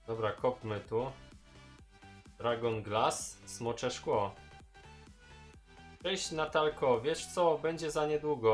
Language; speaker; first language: Polish; native; Polish